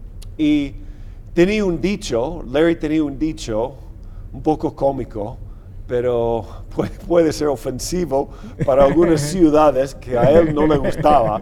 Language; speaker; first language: Spanish; non-native, fluent; English